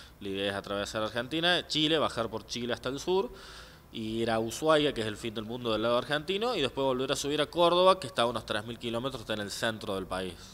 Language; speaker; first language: Spanish; native; Spanish